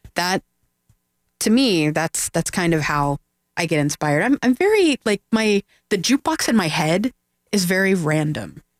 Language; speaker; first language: English; native; English